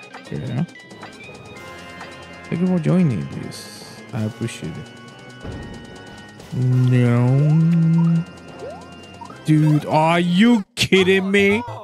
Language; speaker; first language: English; non-native, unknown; Japanese